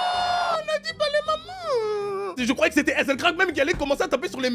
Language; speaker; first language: French; native; French